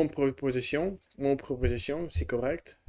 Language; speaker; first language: French; non-native, learner; Russian